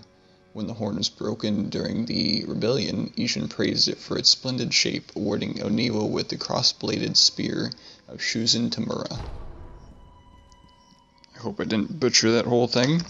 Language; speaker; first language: English; native; English